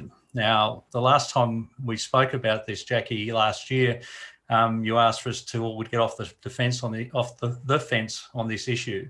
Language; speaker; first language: English; native; English